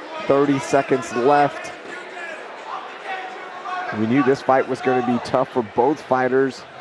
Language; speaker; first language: English; native; English